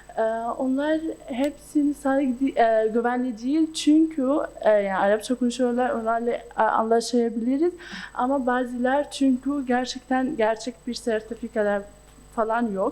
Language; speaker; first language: Turkish; non-native, local second language; Arabic